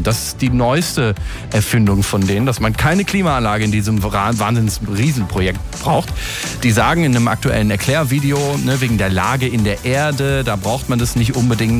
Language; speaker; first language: German; native; German